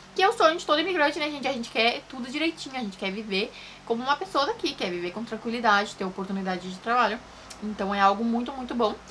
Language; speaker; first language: Portuguese; native; Portuguese